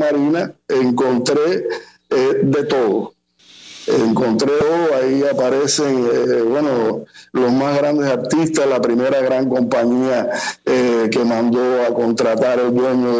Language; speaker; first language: Spanish; native; Spanish